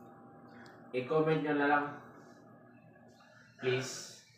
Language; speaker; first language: Filipino; non-native, local second language; Cebuano